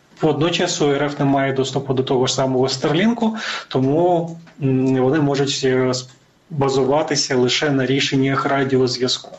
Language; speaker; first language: Ukrainian; native; Ukrainian